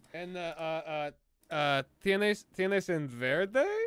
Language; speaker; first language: Spanish; non-native, learner; English